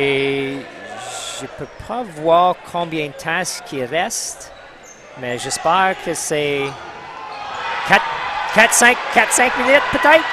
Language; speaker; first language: French; non-native, local second language; English